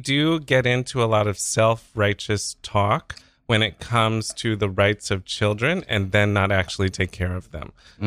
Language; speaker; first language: English; native; English